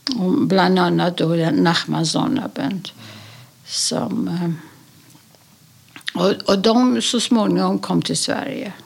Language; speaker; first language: Swedish; early bilingual, other home language; Polish